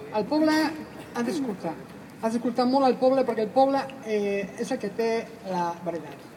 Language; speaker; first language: Catalan; non-native, learner; Spanish